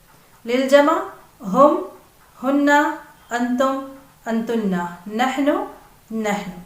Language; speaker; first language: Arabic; non-native, fluent; Urdu